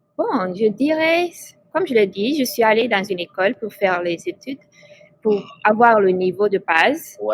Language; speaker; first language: French; non-native, local second language; Fula